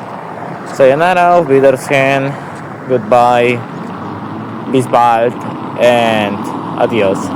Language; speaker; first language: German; non-native, learner; Spanish